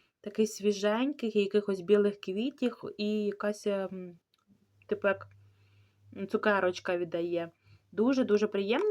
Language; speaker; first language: Ukrainian; native; Ukrainian